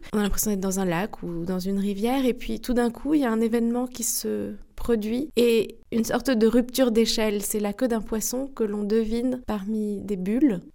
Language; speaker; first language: French; native; French